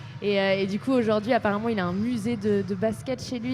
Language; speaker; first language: French; native; French